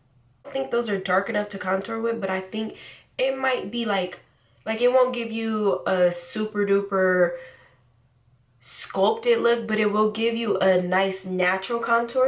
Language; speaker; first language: English; native; English